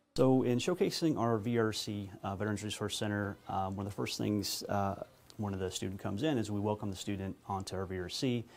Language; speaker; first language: English; native; English